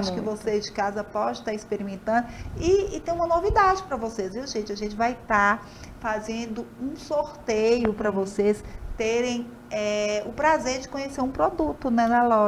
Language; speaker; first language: Portuguese; native; Portuguese